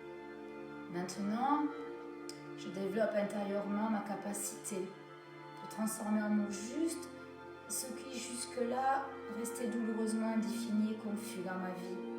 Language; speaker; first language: French; native; French